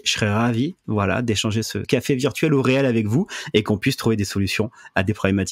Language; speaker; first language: French; native; French